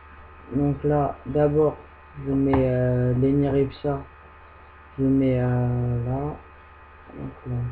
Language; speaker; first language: French; native; French